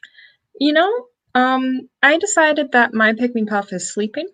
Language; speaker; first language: English; native; English